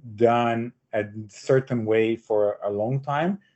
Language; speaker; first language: English; non-native, fluent; Portuguese